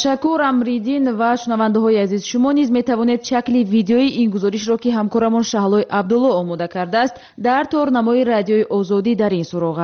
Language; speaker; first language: Tajik; native; Tajik